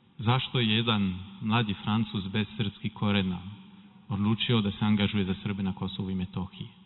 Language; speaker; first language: Serbian; non-native, fluent; French